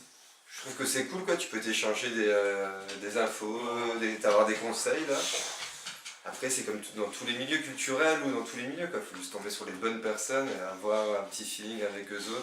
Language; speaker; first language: French; native; French